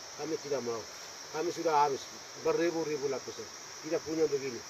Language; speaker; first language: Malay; non-native, local second language; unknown